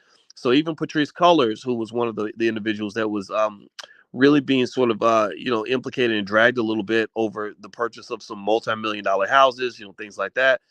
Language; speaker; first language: English; native; English